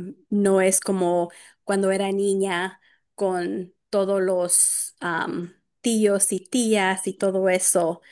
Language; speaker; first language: Spanish; early bilingual, heritage; Spanish